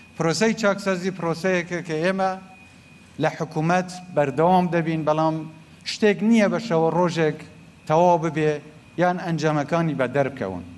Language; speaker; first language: Central Kurdish; non-native, local second language; Kurdish